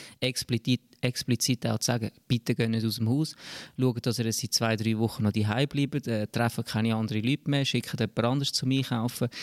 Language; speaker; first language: German; native; German